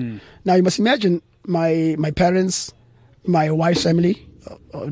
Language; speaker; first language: English; non-native, local second language; Xhosa